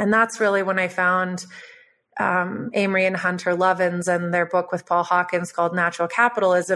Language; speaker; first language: English; native; English